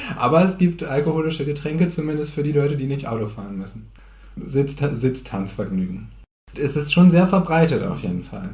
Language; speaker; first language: German; native; German